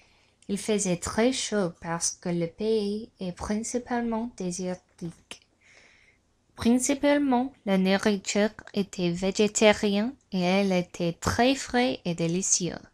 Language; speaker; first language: French; non-native, learner; English